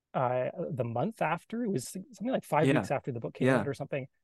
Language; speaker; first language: English; native; English